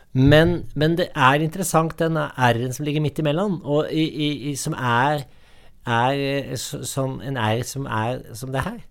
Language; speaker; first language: Norwegian; native; Norwegian